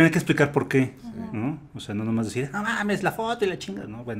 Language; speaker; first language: Spanish; native; Spanish